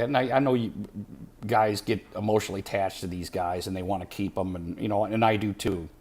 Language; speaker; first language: English; native; English